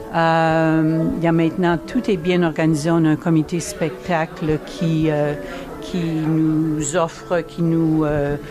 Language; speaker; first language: French; native; French